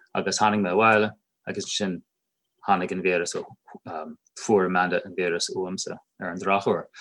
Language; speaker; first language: Irish; native; Irish